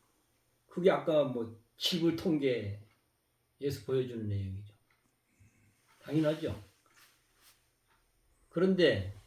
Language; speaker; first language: Korean; native; Korean